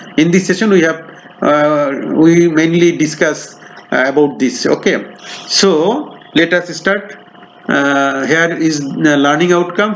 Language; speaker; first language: English; non-native, local second language; Bangla